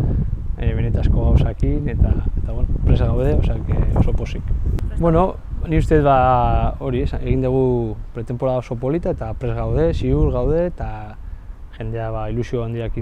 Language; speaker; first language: Basque; non-native, local second language; Spanish